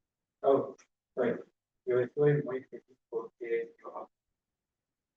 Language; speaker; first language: Spanish; non-native, learner; English